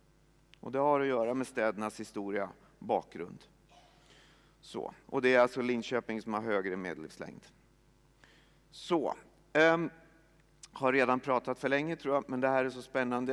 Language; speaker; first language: Swedish; native; Swedish